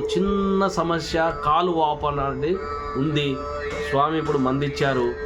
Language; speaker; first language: Telugu; non-native, local second language; Lambadi